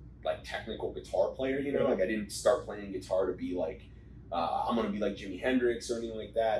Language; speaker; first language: English; native; English